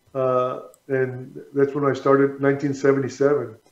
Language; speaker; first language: English; native; English